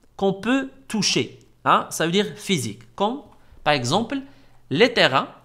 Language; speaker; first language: French; non-native, local second language; Arabic